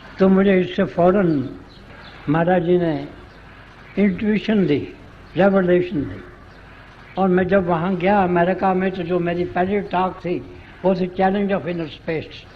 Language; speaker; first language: Urdu; non-native, local second language; Punjabi